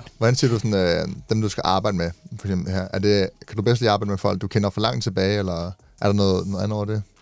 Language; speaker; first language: Danish; native; Danish